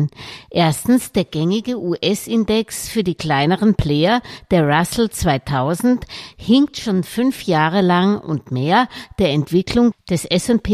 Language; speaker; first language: German; native; German